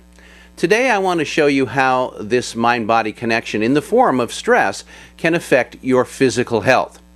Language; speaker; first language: English; native; English